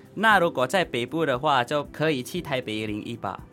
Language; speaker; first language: Chinese; non-native, fluent; Indonesian